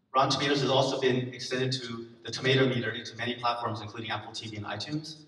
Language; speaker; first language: English; native; English